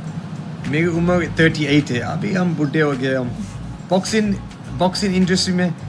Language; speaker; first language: Hindi; early bilingual, heritage; Hindi